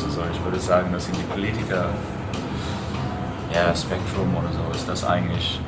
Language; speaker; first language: German; non-native, fluent; English